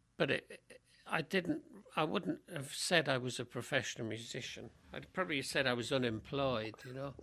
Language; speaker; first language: English; native; English